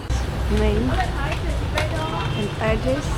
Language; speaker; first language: English; non-native, learner; Russian